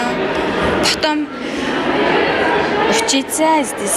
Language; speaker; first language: Russian; non-native, learner; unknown